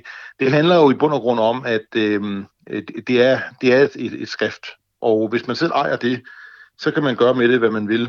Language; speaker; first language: Danish; native; Danish